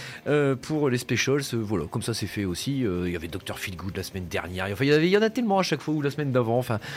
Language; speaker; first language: French; native; French